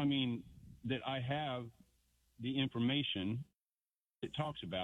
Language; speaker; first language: English; native; English